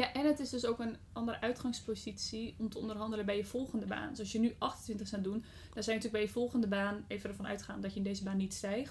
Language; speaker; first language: Dutch; native; Dutch